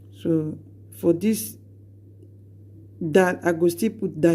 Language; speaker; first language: English; non-native, local second language; Nigerian Pidgin